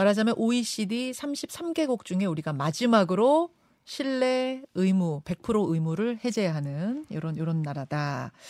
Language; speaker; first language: Korean; native; Korean